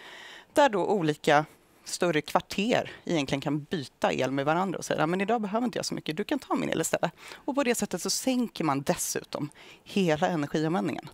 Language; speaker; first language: Swedish; native; Swedish